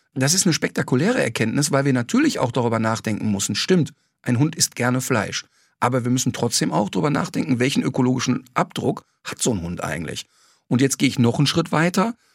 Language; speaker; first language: German; native; German